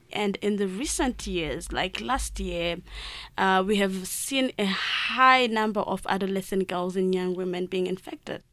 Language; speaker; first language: English; non-native, local second language; Shona